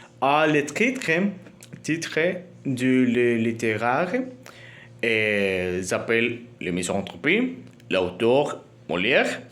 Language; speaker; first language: French; non-native, learner; Spanish